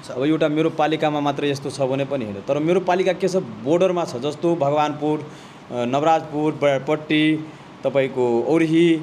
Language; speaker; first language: Nepali; non-native, local second language; Maithili